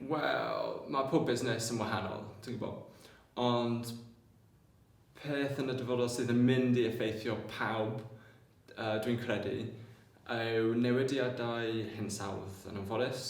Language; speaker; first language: Welsh; non-native, local second language; English